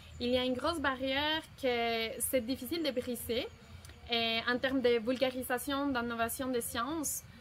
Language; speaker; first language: French; non-native, fluent; Spanish